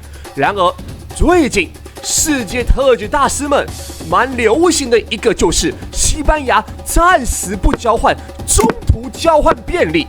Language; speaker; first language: Chinese; native; Chinese